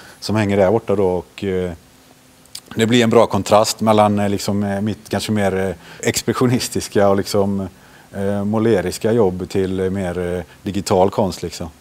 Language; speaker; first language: Swedish; early bilingual, other home language; Finnish